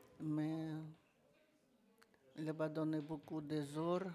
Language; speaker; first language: French; non-native, learner; Russian